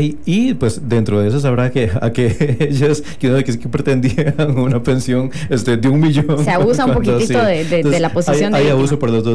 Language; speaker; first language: Spanish; native; Spanish